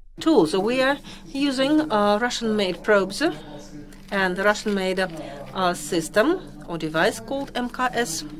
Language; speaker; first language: English; non-native, fluent; Russian